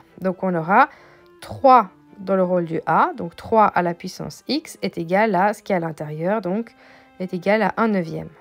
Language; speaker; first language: French; native; French